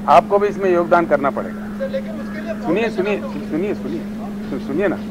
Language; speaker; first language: Hindi; non-native, local second language; Telugu